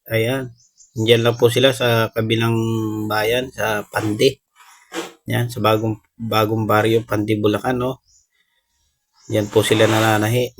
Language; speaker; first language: Filipino; native; Filipino